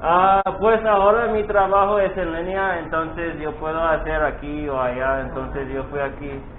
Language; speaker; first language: Spanish; non-native, learner; English